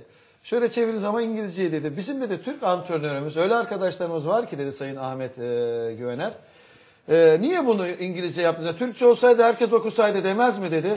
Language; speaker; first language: Turkish; native; Turkish